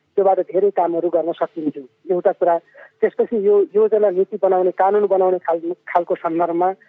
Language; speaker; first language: Nepali; native; Nepali